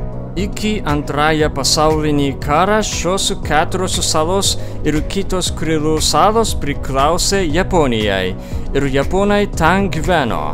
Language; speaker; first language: Lithuanian; non-native, fluent; Japanese